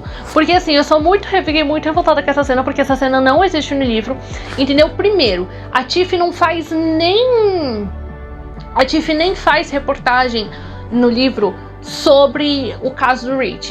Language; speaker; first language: Portuguese; native; Portuguese